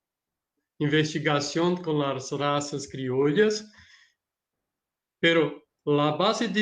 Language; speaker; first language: Spanish; non-native, learner; Portuguese